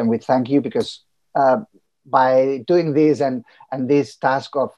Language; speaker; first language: English; non-native, fluent; Catalan